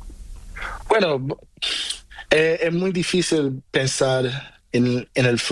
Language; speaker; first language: Spanish; non-native, learner; Portuguese